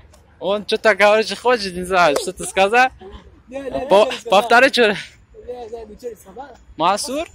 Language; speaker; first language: Russian; non-native, fluent; Tajik